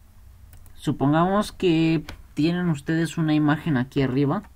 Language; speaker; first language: Spanish; native; Spanish